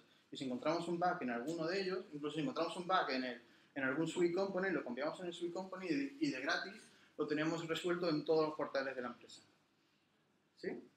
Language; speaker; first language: Spanish; native; Spanish